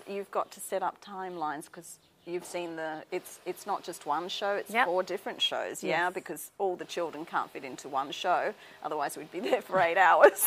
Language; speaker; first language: English; native; English